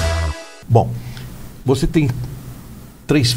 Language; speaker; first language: Portuguese; native; Portuguese